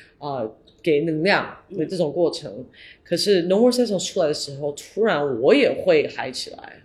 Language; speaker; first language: Chinese; early bilingual, heritage; English